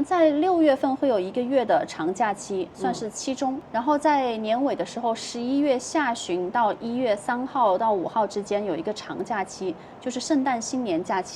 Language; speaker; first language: Chinese; native; Chinese